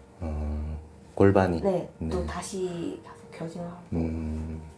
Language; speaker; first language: Korean; non-native, learner; Chinese